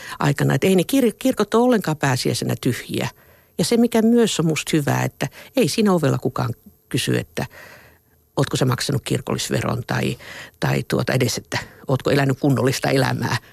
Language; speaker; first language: Finnish; native; Finnish